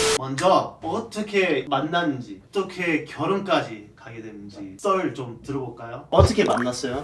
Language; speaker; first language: Korean; non-native, fluent; English